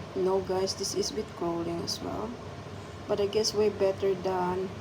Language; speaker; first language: English; non-native, local second language; Filipino